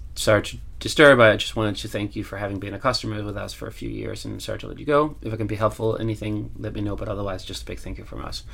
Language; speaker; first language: English; non-native, fluent; Danish